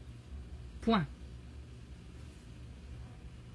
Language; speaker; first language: French; native; French